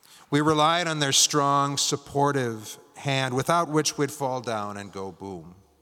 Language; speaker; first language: English; native; English